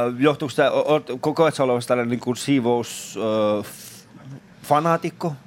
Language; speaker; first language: Finnish; native; Finnish